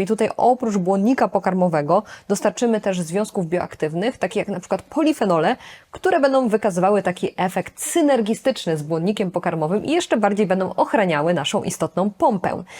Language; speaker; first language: Polish; native; Polish